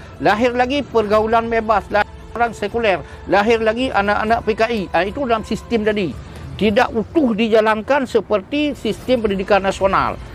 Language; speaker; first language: Malay; non-native, local second language; Achinese